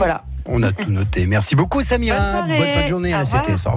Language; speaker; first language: French; native; French